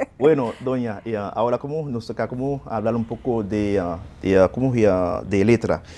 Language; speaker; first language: Spanish; non-native, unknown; Haitian Creole